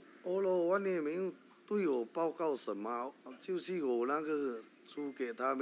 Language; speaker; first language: Chinese; early bilingual, heritage; Chinese